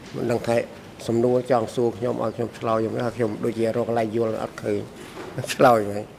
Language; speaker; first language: Khmer; native; Khmer